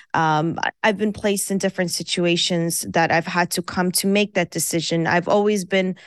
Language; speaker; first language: English; early bilingual, other home language; Persian